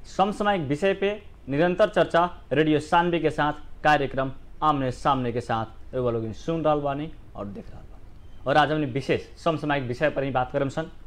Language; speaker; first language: Bhojpuri; native; Bhojpuri